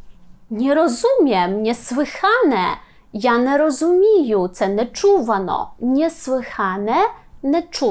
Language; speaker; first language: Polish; non-native, fluent; Ukrainian